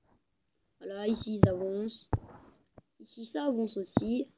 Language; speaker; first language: French; native; French